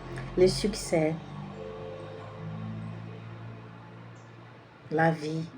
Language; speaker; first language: French; non-native, fluent; Portuguese